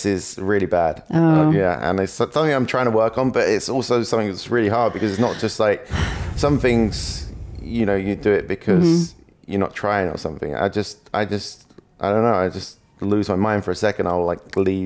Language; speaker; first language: English; native; English